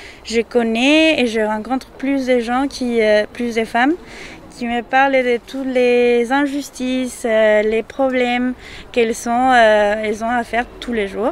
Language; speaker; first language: French; non-native, fluent; Spanish